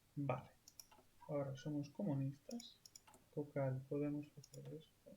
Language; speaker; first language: Spanish; native; Spanish